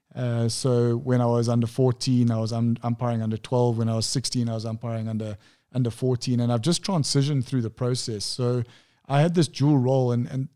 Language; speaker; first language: English; native; English